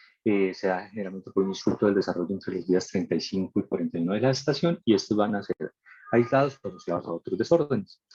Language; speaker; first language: Spanish; native; Spanish